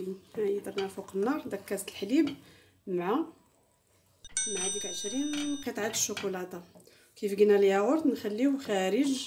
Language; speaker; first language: Arabic; native; Arabic